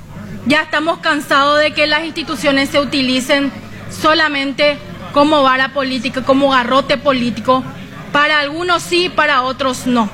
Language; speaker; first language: Spanish; native; Spanish